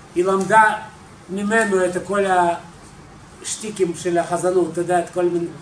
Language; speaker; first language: Hebrew; non-native, fluent; Russian